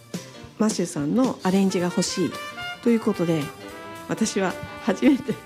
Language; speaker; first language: Japanese; native; Japanese